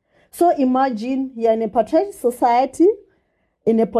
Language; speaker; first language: English; non-native, local second language; Shona